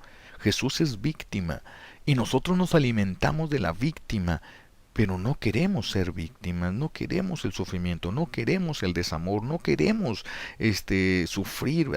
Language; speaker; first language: Spanish; native; Spanish